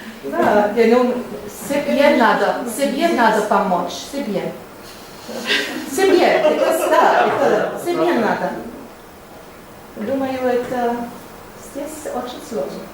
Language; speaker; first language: Russian; non-native, learner; German